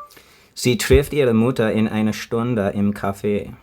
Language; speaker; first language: German; non-native, learner; English